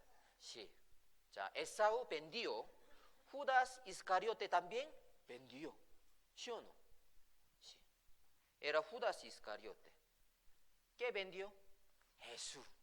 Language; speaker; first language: Spanish; non-native, fluent; Korean